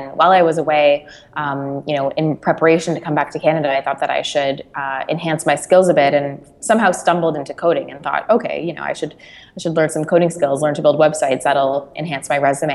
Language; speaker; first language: English; native; English